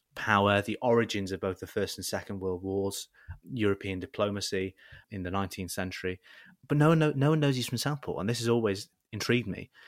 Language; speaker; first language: English; native; English